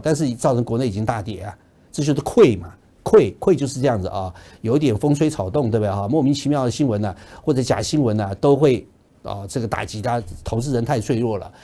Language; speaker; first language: Chinese; native; Chinese